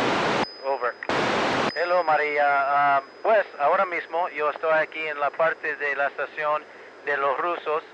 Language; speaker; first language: Spanish; early bilingual, heritage; Spanish